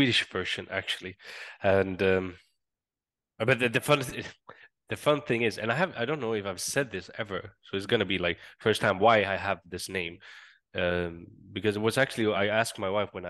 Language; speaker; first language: English; non-native, fluent; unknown